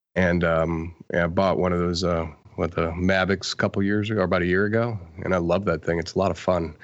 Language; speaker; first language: English; native; English